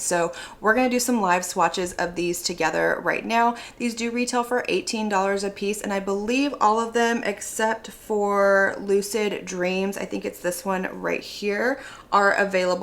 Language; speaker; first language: English; native; English